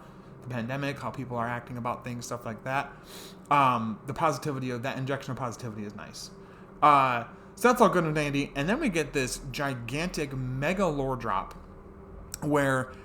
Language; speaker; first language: English; native; English